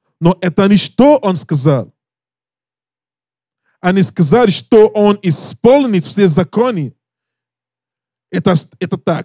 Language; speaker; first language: Russian; non-native, learner; English